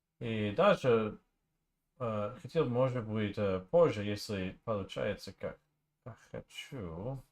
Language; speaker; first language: Russian; non-native, learner; English